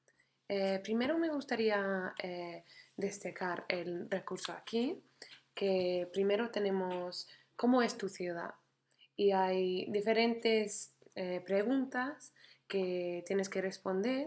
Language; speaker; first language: Spanish; non-native, fluent; English